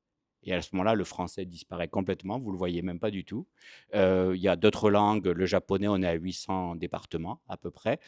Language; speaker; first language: French; native; French